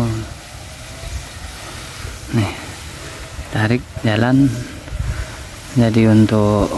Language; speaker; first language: Indonesian; non-native, local second language; Madurese